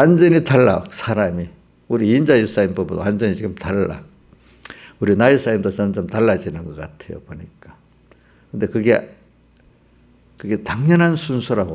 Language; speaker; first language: Korean; native; Korean